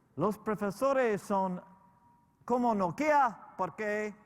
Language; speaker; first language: Spanish; non-native, learner; English